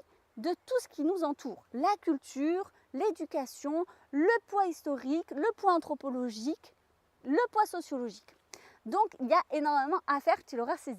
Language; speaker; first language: French; native; French